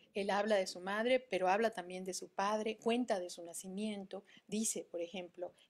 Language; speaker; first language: Spanish; native; Spanish